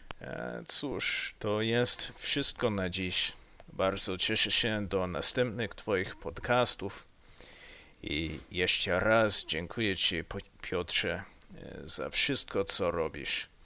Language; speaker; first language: Polish; non-native, learner; English